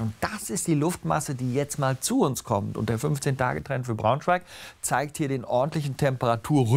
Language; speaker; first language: German; native; German